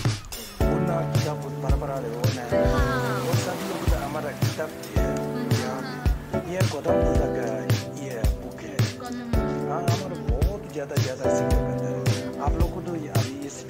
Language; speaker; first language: Hindi; non-native, learner; Tibetan